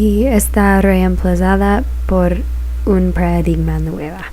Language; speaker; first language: Spanish; non-native, learner; English